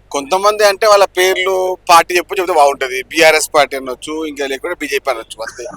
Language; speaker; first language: Telugu; native; Telugu